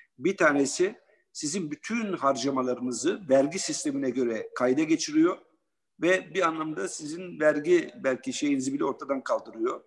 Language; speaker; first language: Turkish; native; Turkish